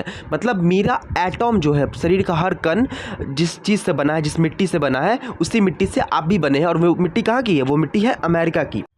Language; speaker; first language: Hindi; native; Hindi